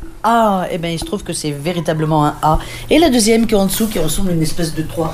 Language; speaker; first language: French; non-native, fluent; Greek